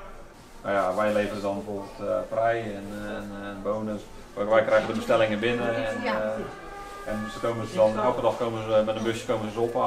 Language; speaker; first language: Dutch; native; Dutch